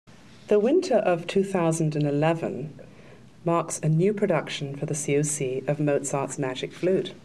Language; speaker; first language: English; native; English